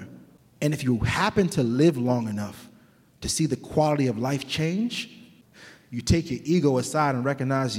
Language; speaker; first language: English; native; English